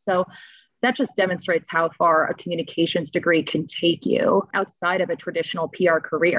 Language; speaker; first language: English; native; English